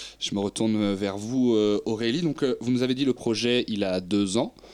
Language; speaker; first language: French; native; French